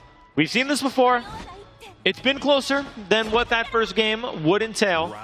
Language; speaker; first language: English; native; English